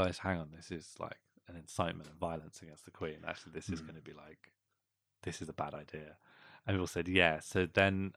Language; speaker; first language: English; native; English